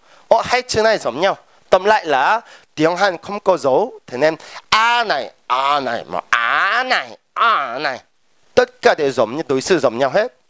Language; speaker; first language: Vietnamese; non-native, fluent; Korean